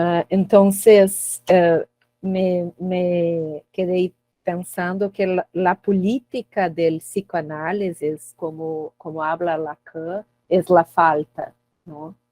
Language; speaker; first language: Spanish; non-native, learner; Portuguese